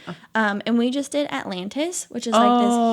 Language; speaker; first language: English; native; English